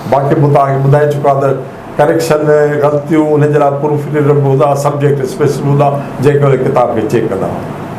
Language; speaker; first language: Sindhi; native; Sindhi